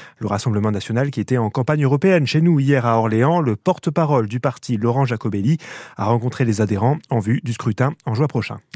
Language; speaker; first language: French; native; French